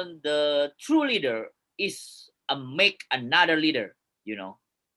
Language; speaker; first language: English; non-native, learner; Indonesian